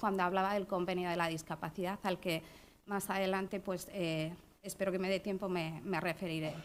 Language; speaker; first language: Spanish; native; Spanish